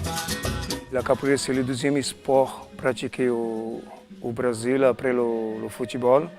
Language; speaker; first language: French; non-native, fluent; Portuguese